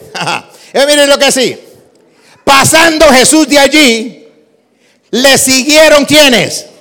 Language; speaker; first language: Spanish; early bilingual, heritage; Spanish